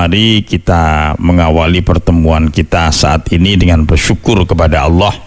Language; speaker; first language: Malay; non-native, local second language; Javanese